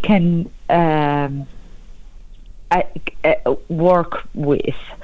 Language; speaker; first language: English; non-native, fluent; Italian